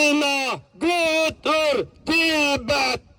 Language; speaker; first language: Swedish; non-native, learner; Uyghur